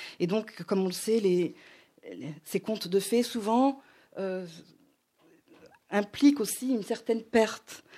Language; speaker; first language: French; native; French